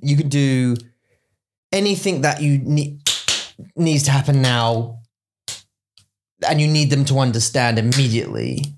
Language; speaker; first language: English; native; English